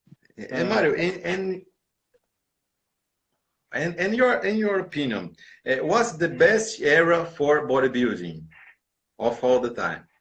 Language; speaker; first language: English; non-native, learner; Portuguese